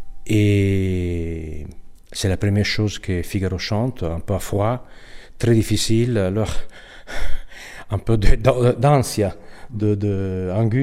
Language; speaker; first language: French; non-native, learner; Italian